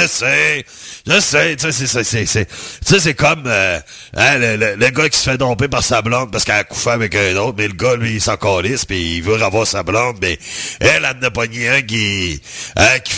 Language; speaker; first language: French; native; French